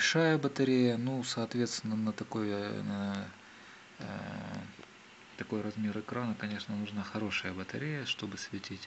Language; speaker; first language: Russian; native; Russian